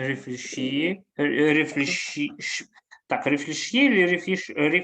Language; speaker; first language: French; non-native, learner; Russian